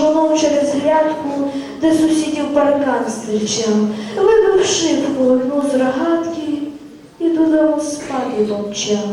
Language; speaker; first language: Ukrainian; native; Ukrainian